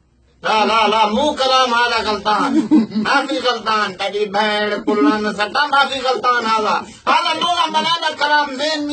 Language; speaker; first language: Arabic; non-native, learner; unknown